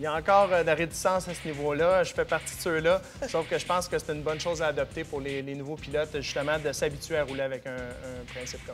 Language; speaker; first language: French; native; French